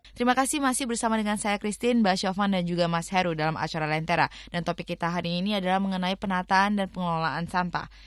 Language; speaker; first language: Indonesian; native; Indonesian